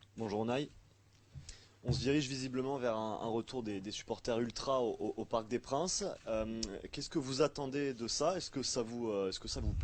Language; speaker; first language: French; native; French